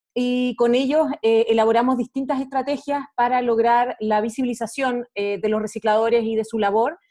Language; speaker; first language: Spanish; native; Spanish